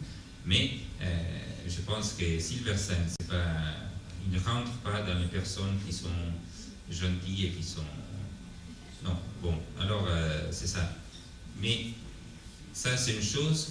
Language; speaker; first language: French; non-native, fluent; Italian